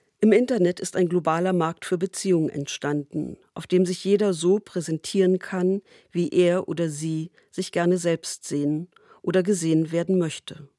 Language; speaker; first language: German; native; German